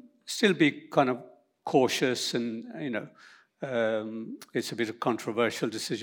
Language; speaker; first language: English; early bilingual, other home language; Urdu